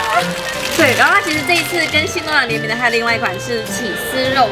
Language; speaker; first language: Chinese; native; Chinese